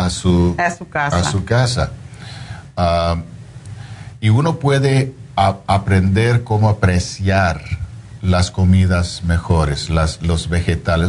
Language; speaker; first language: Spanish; non-native, fluent; English